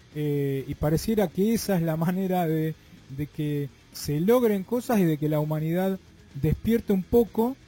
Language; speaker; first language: Spanish; native; Spanish